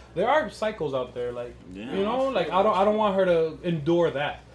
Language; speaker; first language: English; early bilingual, other home language; Spanish